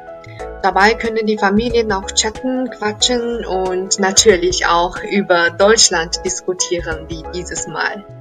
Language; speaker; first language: German; non-native, fluent; Chinese